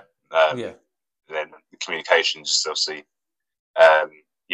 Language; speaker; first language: English; non-native, local second language; Russian